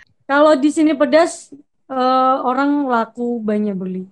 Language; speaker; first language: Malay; non-native, local second language; Javanese